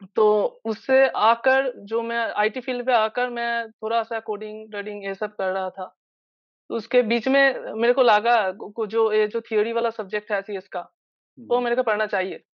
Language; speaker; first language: Hindi; non-native, local second language; Bangla